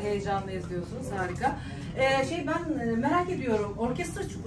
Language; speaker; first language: Turkish; native; Turkish